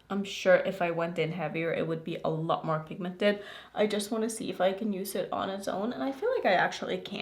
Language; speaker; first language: English; native; English